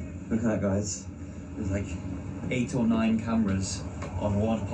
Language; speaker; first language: English; native; English